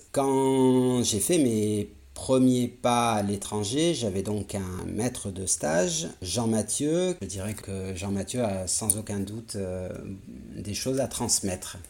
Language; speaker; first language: French; native; French